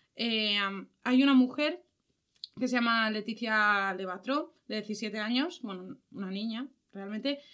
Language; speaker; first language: Spanish; native; Spanish